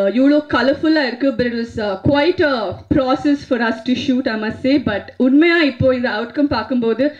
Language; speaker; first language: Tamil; non-native, fluent; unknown